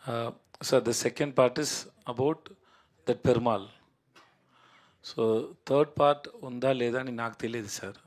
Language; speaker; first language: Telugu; non-native, learner; Tamil